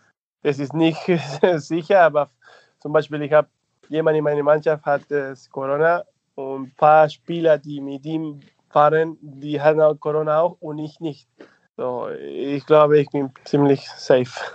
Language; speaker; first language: German; non-native, fluent; Spanish